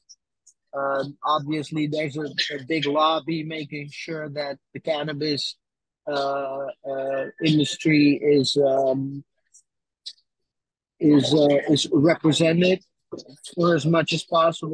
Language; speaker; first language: English; non-native, fluent; Dutch